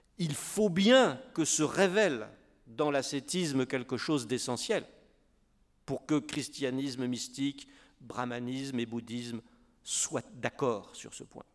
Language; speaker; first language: French; native; French